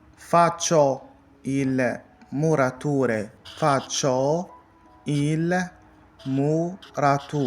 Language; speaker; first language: Italian; non-native, fluent; Arabic